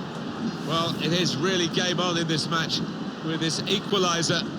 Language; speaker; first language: English; native; English